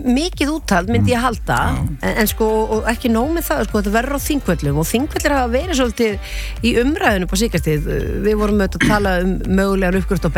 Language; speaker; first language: Icelandic; native; Icelandic